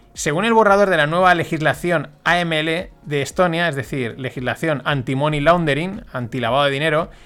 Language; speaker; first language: Spanish; native; Spanish